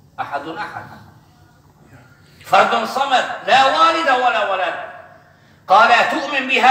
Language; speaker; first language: Arabic; native; Arabic